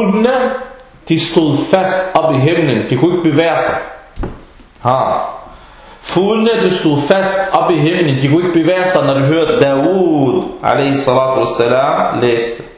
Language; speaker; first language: Danish; early bilingual, other home language; Arabic